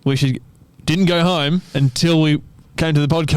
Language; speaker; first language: English; native; English